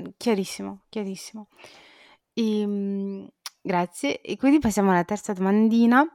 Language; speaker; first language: Italian; native; Italian